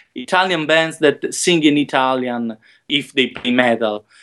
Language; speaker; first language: English; non-native, learner; Italian